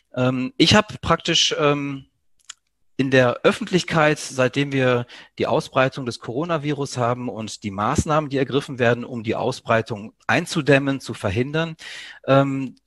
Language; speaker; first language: German; early bilingual, heritage; Greek